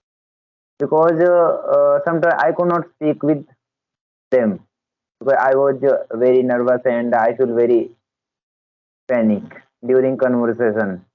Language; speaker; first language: English; non-native, learner; Hindi